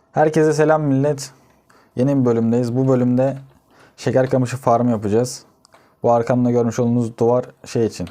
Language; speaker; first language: Turkish; native; Turkish